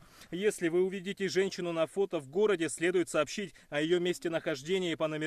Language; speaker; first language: Russian; native; Russian